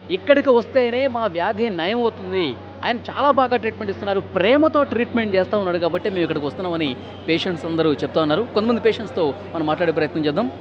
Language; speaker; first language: Telugu; native; Telugu